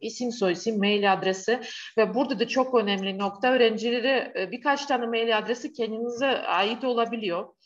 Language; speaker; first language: Turkish; non-native, fluent; Russian